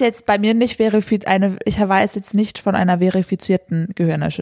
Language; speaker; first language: German; native; German